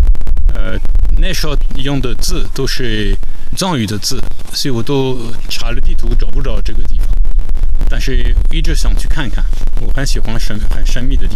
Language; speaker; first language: Chinese; non-native, fluent; French